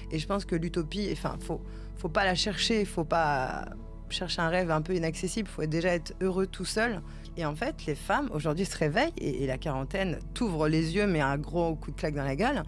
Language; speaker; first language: French; native; French